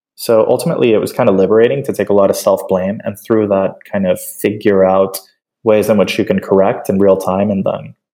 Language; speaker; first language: English; early bilingual, other home language; Spanish